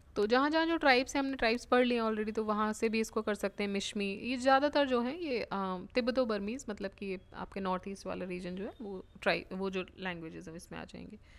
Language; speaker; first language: Hindi; native; Hindi